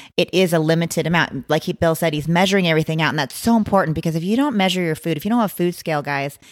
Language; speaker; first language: English; native; English